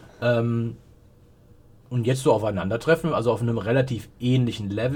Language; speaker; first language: German; native; German